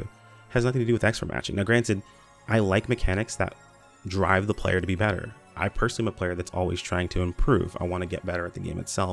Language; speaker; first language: English; native; English